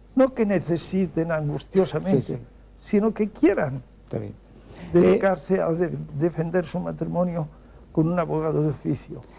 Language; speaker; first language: Spanish; native; Spanish